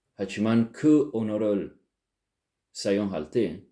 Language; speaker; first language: Korean; non-native, learner; French